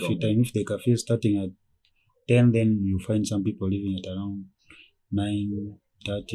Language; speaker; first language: English; non-native, local second language; Ganda